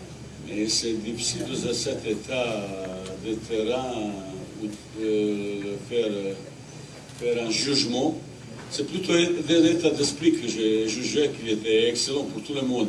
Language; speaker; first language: French; non-native, learner; Bosnian